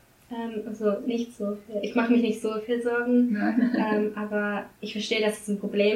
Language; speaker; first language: German; non-native, learner; English